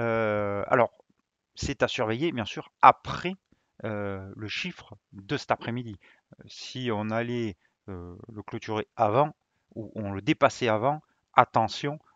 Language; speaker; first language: French; native; French